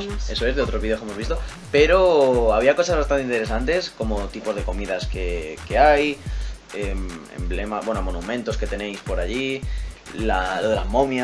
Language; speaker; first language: Spanish; native; Spanish